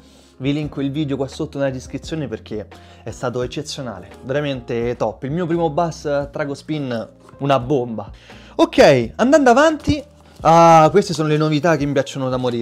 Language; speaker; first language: Italian; native; Italian